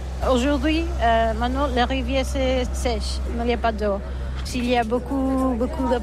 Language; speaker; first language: French; non-native, learner; Catalan